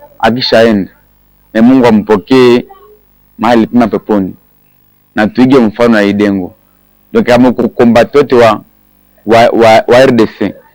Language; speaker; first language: Swahili; native; Swahili